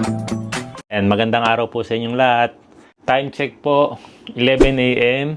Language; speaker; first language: Filipino; native; Filipino